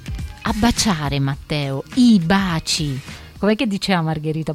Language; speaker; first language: Italian; native; Italian